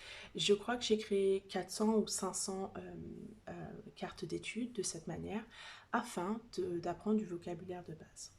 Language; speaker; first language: French; native; French